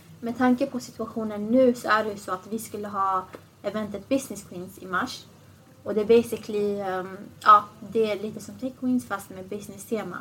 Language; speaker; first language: Swedish; early bilingual, other home language; Assyrian Neo-Aramaic